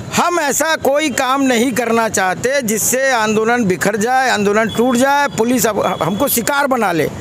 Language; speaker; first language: Hindi; native; Hindi